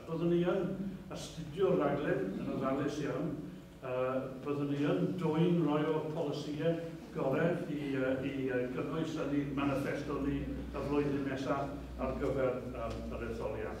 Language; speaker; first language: Welsh; native; Welsh